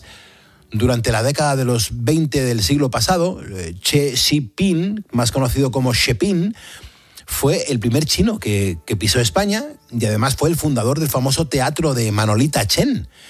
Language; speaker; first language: Spanish; native; Spanish